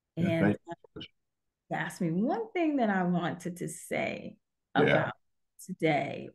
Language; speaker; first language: English; native; English